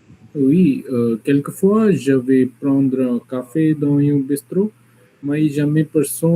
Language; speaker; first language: French; non-native, learner; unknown